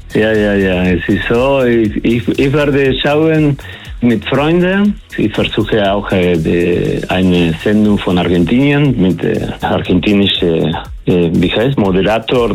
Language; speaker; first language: German; non-native, fluent; Spanish